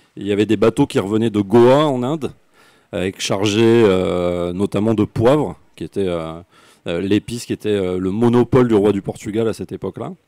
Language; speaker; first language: French; native; French